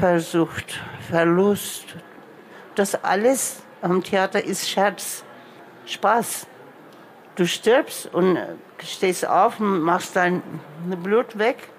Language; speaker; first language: German; non-native, local second language; Turkish